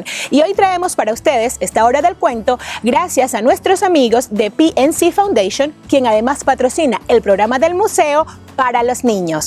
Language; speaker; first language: Spanish; native; Spanish